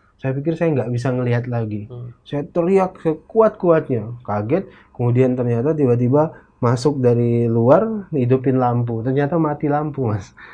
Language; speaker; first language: Indonesian; native; Indonesian